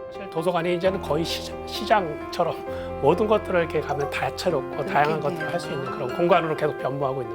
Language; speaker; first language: Korean; native; Korean